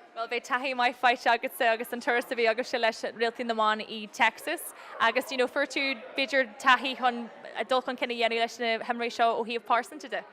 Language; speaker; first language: Irish; native; Irish